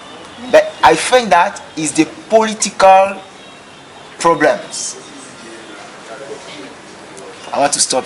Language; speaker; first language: English; non-native, fluent; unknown